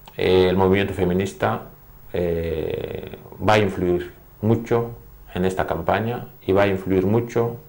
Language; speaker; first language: Spanish; non-native, fluent; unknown